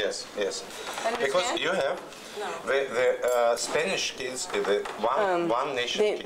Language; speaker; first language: English; non-native, learner; Russian